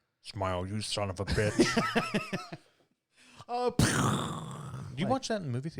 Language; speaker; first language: English; native; English